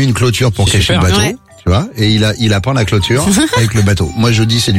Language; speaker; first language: French; native; French